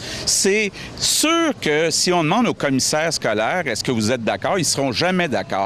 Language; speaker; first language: French; native; French